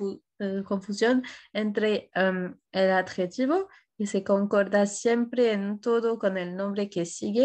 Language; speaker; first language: Spanish; non-native, fluent; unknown